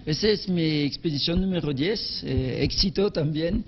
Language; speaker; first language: Spanish; non-native, learner; French